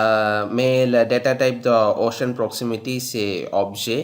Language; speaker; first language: French; non-native, learner; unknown